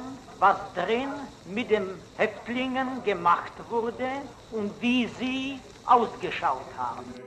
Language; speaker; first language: German; non-native, fluent; Czech